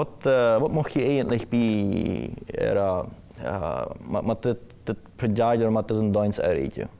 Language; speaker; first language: German; non-native, local second language; Plautdietsch